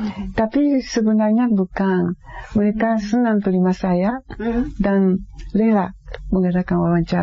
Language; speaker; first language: Indonesian; non-native, fluent; Japanese